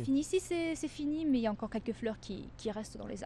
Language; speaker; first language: French; native; French